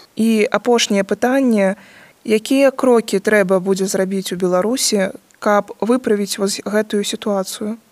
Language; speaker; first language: Belarusian; native; Belarusian